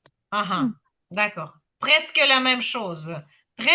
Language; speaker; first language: French; non-native, fluent; Ukrainian